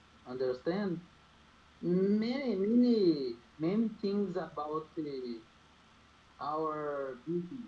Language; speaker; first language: English; non-native, learner; Portuguese